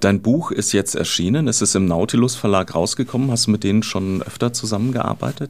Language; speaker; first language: German; native; German